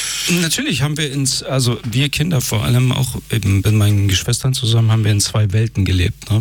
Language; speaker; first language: German; early bilingual, other home language; Persian